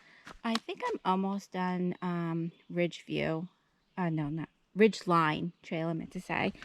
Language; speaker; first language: English; native; English